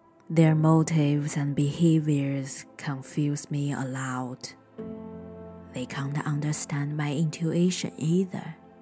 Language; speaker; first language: English; non-native, fluent; Chinese